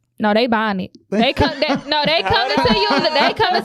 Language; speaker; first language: English; native; English